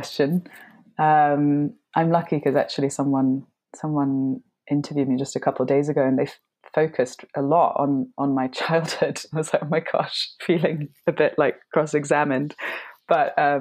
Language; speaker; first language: English; native; English